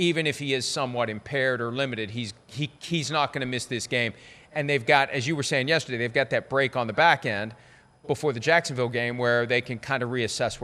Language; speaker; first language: English; native; English